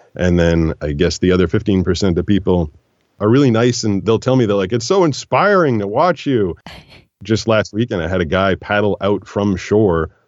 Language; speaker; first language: English; native; English